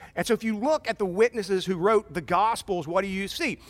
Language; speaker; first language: English; native; English